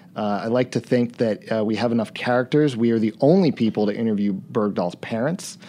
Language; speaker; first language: English; native; English